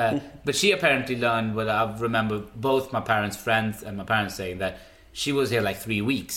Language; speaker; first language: English; non-native, fluent; Swedish